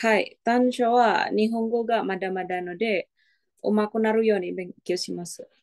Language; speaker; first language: Japanese; non-native, learner; Indonesian